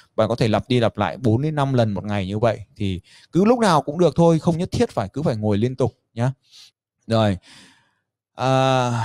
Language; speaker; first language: Vietnamese; native; Vietnamese